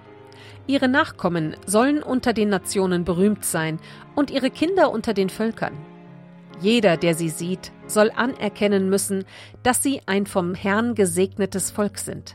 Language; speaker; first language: German; native; German